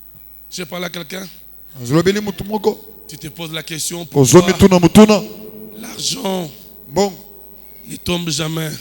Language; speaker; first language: French; non-native, local second language; Lingala